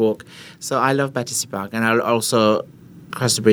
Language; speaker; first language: English; non-native, fluent; French